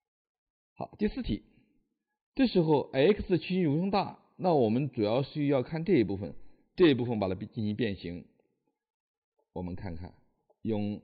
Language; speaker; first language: Chinese; native; Chinese